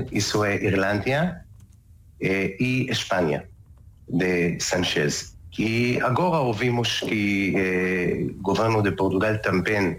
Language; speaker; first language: Portuguese; non-native, learner; Hebrew